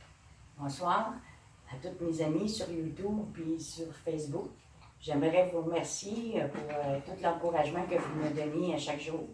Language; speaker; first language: French; native; French